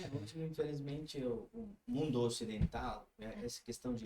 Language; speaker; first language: Portuguese; non-native, learner; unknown